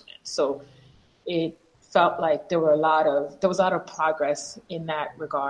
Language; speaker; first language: English; non-native, fluent; French